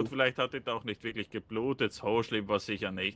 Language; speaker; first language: German; native; German